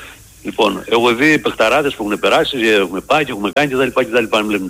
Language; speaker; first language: Greek; native; Greek